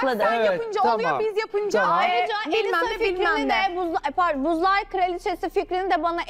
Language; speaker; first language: Turkish; native; Turkish